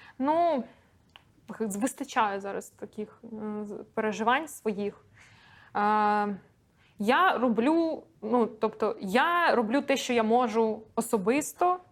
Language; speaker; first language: Ukrainian; non-native, local second language; Russian